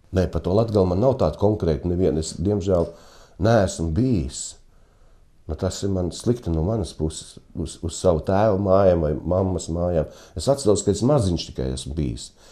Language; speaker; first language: Latvian; native; Latvian